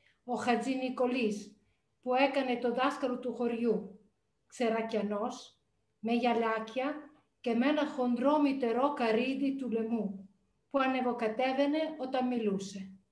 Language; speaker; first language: Greek; non-native, fluent; Italian